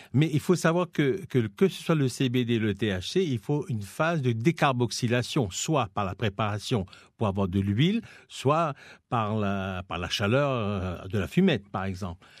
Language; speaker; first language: French; non-native, local second language; Morisyen